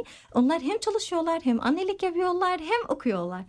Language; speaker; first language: Turkish; non-native, fluent; Arabic